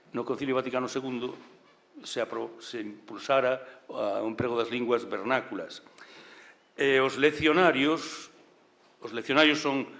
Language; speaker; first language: Galician; native; Galician